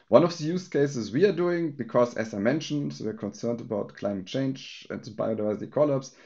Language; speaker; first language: English; non-native, fluent; German